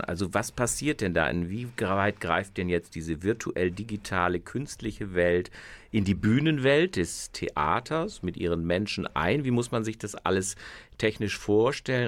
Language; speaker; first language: German; native; German